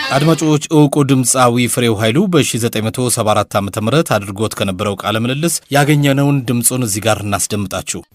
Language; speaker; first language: Amharic; native; Amharic